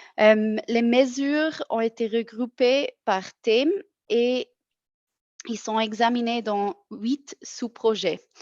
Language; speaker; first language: French; non-native, local second language; German